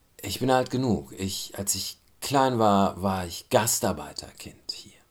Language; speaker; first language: German; early bilingual, other home language; Turkish